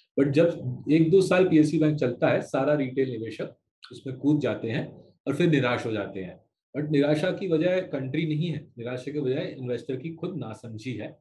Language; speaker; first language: Hindi; non-native, local second language; Bangla